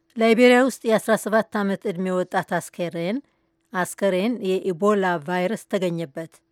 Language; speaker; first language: Amharic; native; Amharic